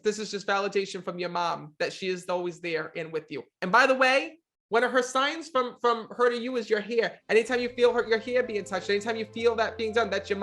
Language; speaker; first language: English; native; English